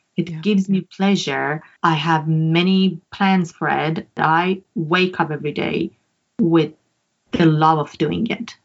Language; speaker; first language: English; non-native, fluent; Persian